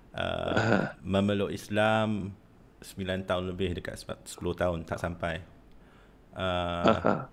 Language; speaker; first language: Malay; non-native, local second language; Chinese